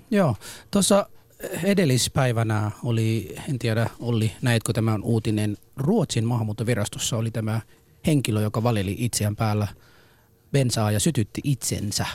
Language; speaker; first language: Finnish; early bilingual, other home language; Somali